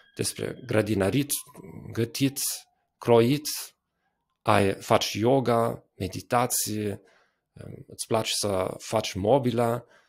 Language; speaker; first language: Romanian; non-native, fluent; German